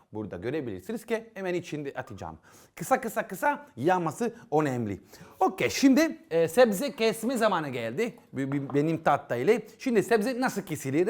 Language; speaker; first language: Turkish; non-native, learner; Italian